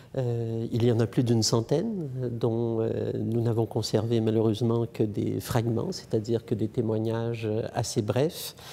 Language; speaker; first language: French; native; French